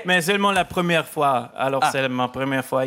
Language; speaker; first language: French; non-native, learner; German